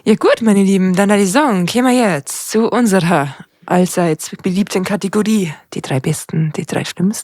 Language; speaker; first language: German; native; German